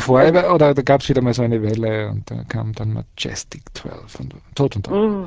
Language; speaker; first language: German; early bilingual, other home language; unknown